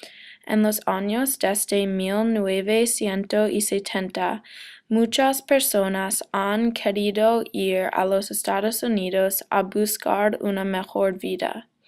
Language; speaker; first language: Spanish; non-native, learner; English